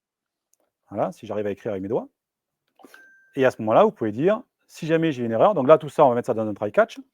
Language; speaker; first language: French; native; French